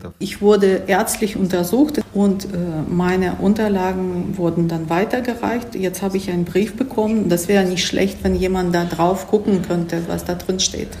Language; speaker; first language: German; non-native, fluent; Russian